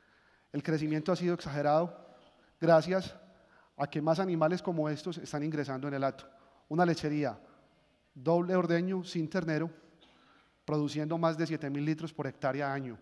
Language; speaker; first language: Spanish; native; Spanish